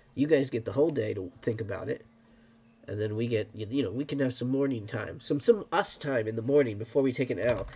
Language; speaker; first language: English; native; English